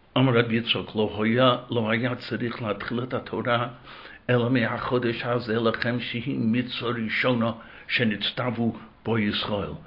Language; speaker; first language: Hebrew; non-native, fluent; English